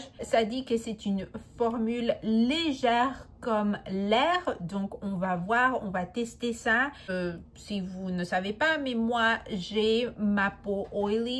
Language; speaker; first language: French; non-native, fluent; Spanish